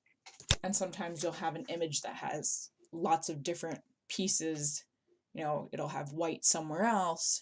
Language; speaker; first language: English; native; English